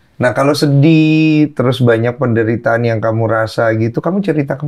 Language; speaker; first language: Indonesian; native; Indonesian